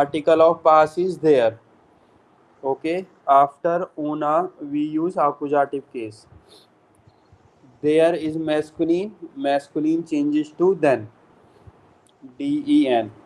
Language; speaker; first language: English; non-native, local second language; Hindi